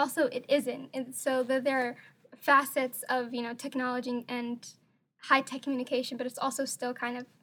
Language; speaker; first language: English; non-native, local second language; Somali